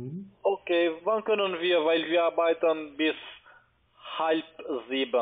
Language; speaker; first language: German; non-native, learner; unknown